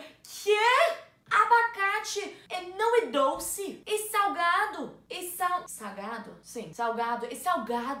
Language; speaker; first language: Portuguese; non-native, learner; English